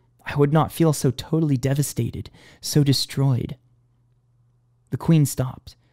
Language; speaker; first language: English; native; English